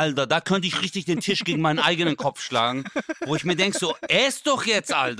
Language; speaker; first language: German; native; German